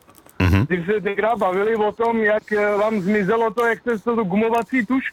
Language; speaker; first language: Czech; native; Czech